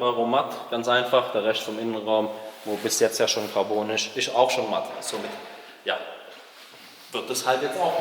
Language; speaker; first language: German; native; German